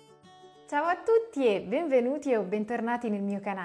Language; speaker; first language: Italian; non-native, fluent; French